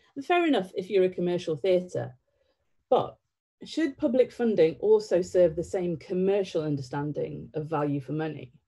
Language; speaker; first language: English; native; English